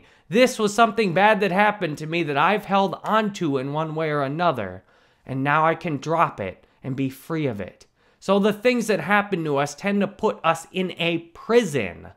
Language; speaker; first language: English; native; English